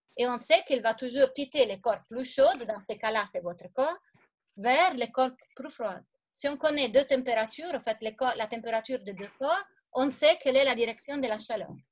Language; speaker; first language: French; non-native, fluent; Italian